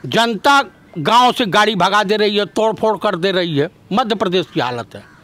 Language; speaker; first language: Hindi; native; Hindi